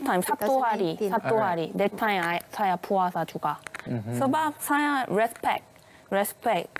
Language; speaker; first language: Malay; non-native, learner; Korean